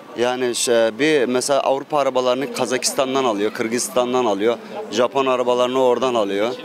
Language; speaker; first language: Turkish; native; Turkish